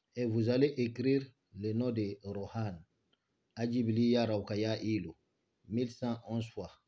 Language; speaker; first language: French; non-native, local second language; Bambara